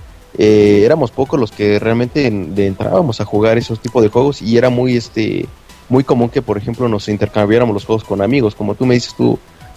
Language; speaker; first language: Spanish; native; Spanish